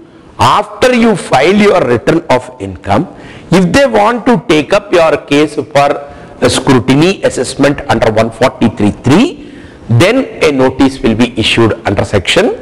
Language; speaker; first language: English; non-native, local second language; Hindi